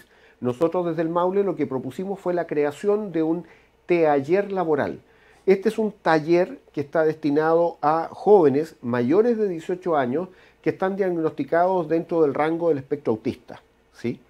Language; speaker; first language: Spanish; native; Spanish